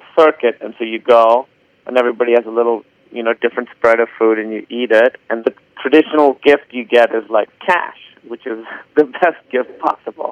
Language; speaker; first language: English; non-native, local second language; Urdu